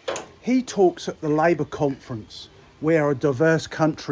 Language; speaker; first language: English; native; English